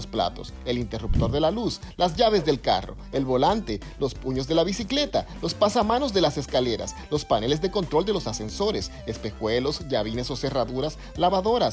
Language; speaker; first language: Spanish; native; Spanish